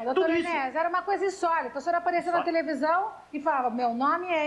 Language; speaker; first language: Portuguese; native; Portuguese